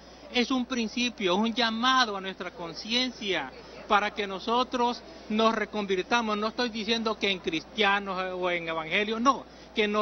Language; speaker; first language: Spanish; native; Spanish